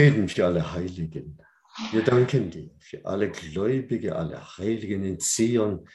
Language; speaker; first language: German; non-native, fluent; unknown